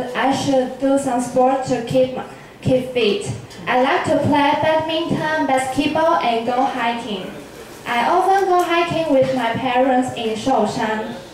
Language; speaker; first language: English; non-native, learner; Chinese